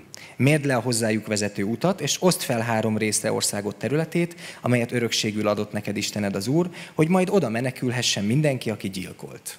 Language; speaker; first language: Hungarian; native; Hungarian